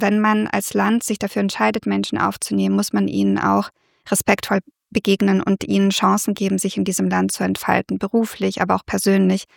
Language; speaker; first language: German; early bilingual, other home language; Russian